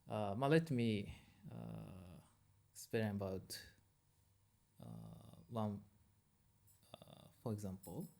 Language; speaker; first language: English; non-native, learner; Japanese